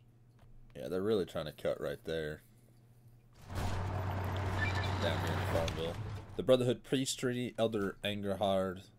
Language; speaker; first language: English; native; English